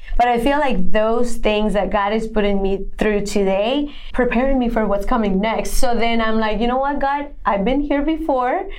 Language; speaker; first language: English; non-native, fluent; Spanish